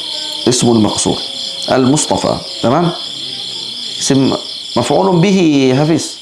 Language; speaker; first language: Arabic; non-native, fluent; Malay